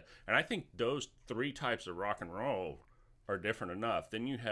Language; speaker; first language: English; native; English